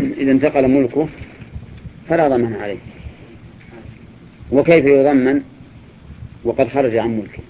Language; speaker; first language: Arabic; native; Arabic